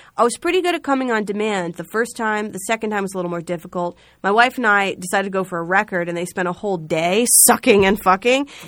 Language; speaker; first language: English; native; English